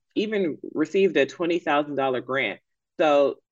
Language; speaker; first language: English; native; English